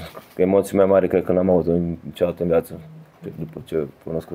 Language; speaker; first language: Romanian; early bilingual, heritage; Romanian